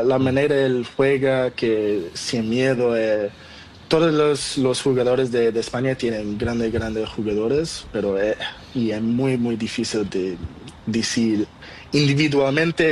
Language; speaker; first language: Spanish; non-native, learner; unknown